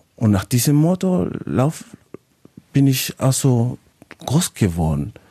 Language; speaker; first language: German; non-native, fluent; Spanish